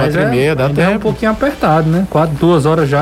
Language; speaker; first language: Portuguese; native; Portuguese